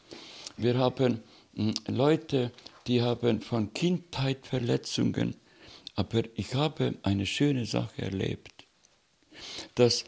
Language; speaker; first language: German; non-native, learner; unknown